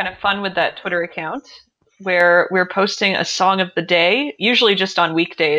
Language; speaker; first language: English; native; English